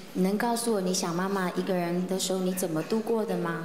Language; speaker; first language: Chinese; native; Chinese